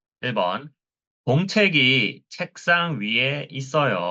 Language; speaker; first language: Korean; non-native, learner; Thai